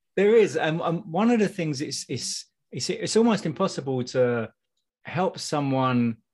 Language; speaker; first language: English; native; English